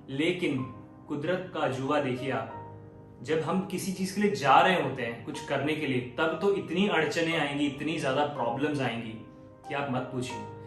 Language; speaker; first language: Hindi; non-native, local second language; Nepali